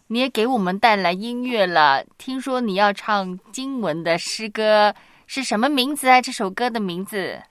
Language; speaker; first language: Chinese; non-native, local second language; Cantonese